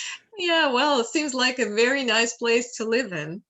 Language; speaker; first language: English; non-native, fluent; Russian